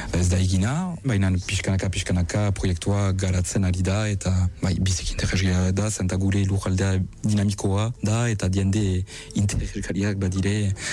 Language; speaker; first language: Basque; non-native, local second language; French